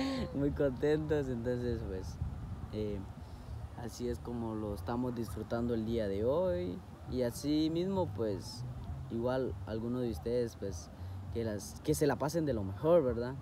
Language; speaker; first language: Spanish; native; Spanish